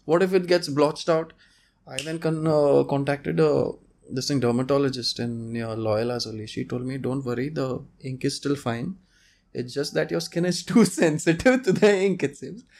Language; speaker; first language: English; non-native, local second language; Konkani